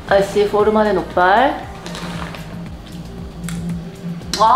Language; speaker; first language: Spanish; non-native, learner; Korean